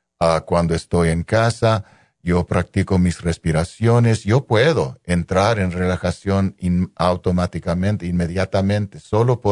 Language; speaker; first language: Spanish; non-native, local second language; English